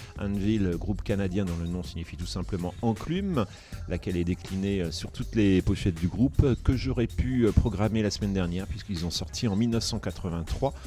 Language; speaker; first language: French; native; French